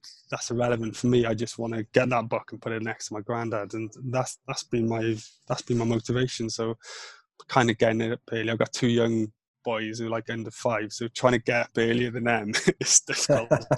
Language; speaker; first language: English; non-native, local second language; Welsh